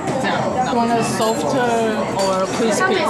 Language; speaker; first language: English; non-native, learner; Korean